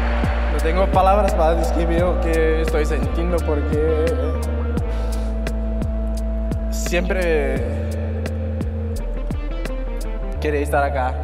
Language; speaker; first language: Spanish; non-native, learner; Portuguese